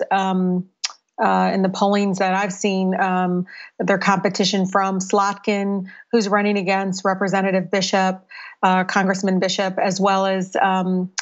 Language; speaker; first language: English; native; English